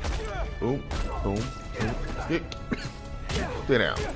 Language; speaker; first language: English; native; English